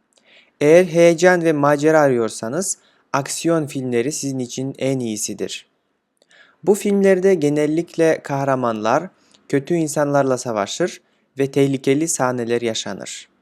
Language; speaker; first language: Turkish; non-native, fluent; Kyrgyz